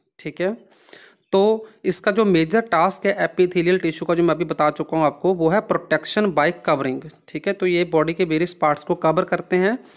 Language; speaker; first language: Hindi; non-native, local second language; Punjabi